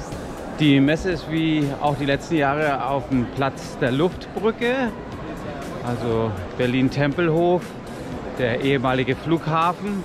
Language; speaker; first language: German; native; German